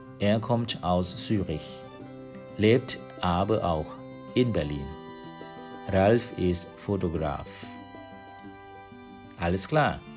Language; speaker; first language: German; non-native, fluent; Thai